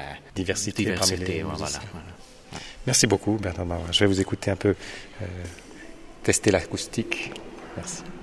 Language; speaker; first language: French; native; French